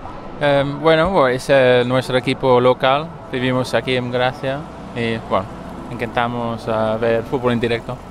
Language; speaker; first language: Spanish; non-native, fluent; English